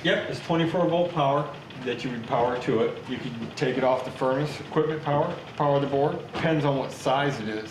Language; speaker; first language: English; native; English